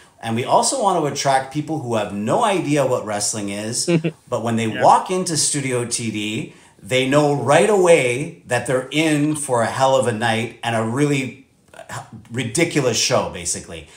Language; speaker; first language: English; native; English